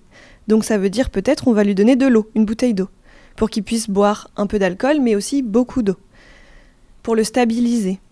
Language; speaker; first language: French; native; French